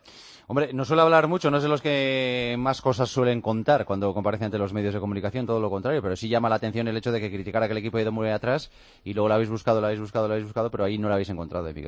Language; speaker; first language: Spanish; native; Spanish